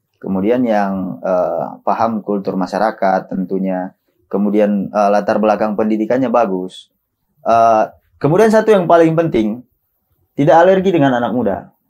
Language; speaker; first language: Indonesian; native; Indonesian